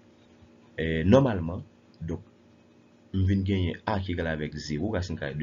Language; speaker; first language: French; non-native, local second language; Haitian Creole